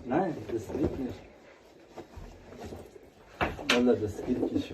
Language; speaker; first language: German; non-native, learner; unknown